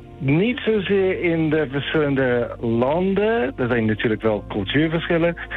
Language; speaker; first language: Dutch; non-native, fluent; English